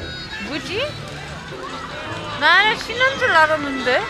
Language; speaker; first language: Korean; non-native, learner; German